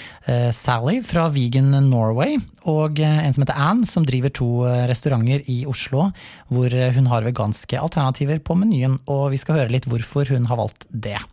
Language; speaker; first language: Norwegian; native; Norwegian